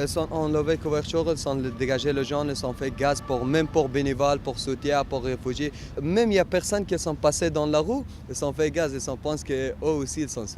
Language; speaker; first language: French; non-native, learner; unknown